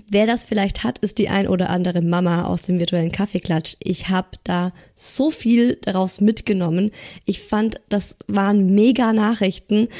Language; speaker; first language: German; native; German